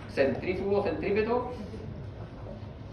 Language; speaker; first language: Spanish; native; Spanish